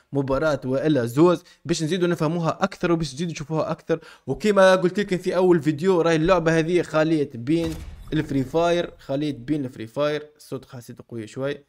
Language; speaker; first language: Arabic; native; Arabic